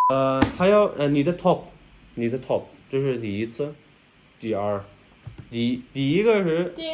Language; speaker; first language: Chinese; non-native, learner; Turkmen